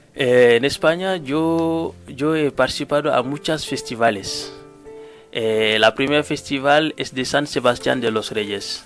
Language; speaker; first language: Spanish; non-native, learner; Wolof